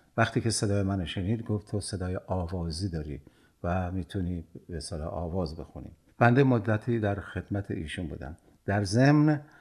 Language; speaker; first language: Persian; native; Persian